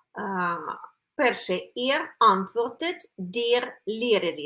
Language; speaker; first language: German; non-native, fluent; Ukrainian